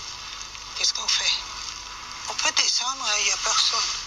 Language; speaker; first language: French; non-native, fluent; Persian